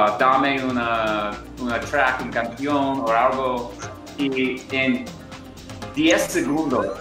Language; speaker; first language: Spanish; non-native, learner; English